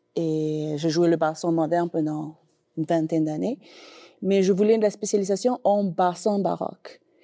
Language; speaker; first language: French; non-native, fluent; Spanish